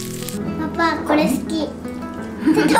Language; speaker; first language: Japanese; native; Japanese